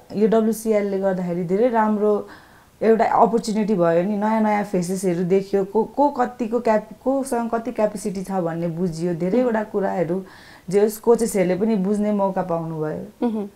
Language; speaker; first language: Nepali; native; Nepali